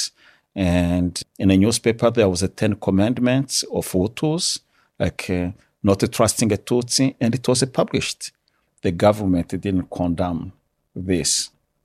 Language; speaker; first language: English; non-native, local second language; Kinyarwanda